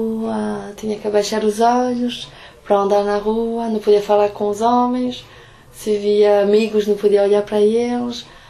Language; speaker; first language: Portuguese; early bilingual, heritage; Portuguese